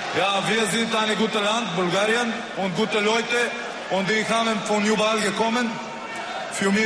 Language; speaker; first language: German; non-native, learner; Bulgarian